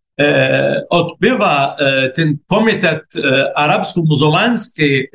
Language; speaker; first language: Polish; non-native, fluent; Arabic